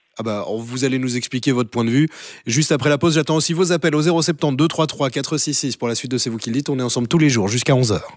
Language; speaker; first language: French; native; French